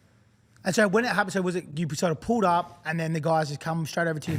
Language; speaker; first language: English; native; English